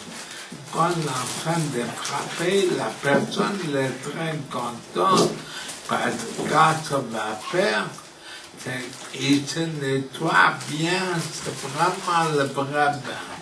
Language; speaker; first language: French; non-native, fluent; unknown